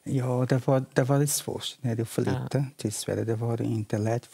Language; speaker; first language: Swedish; non-native, learner; Portuguese